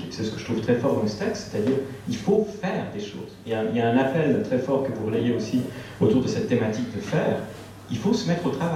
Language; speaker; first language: French; native; French